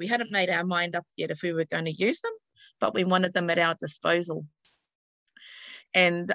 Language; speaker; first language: English; native; English